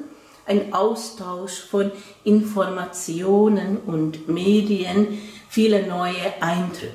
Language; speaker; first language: German; non-native, fluent; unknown